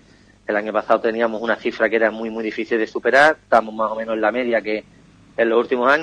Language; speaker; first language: Spanish; native; Spanish